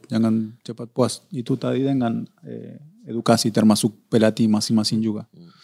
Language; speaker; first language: Indonesian; non-native, fluent; Spanish